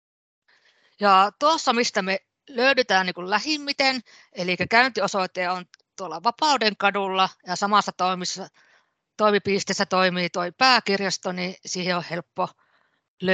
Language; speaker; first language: Finnish; native; Finnish